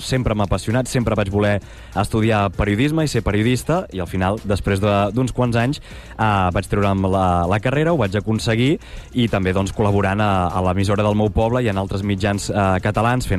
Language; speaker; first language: Catalan; native; Catalan